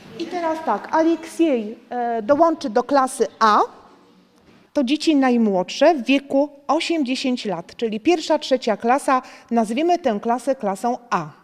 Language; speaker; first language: Polish; native; Polish